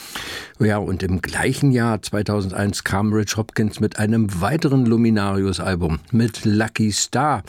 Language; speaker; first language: German; native; German